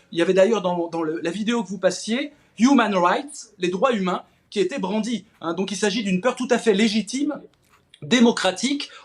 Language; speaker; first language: French; native; French